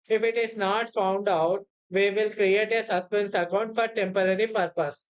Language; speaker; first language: English; non-native, local second language; Telugu